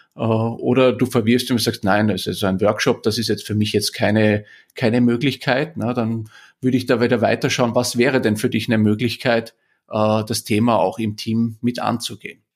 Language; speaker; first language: German; native; German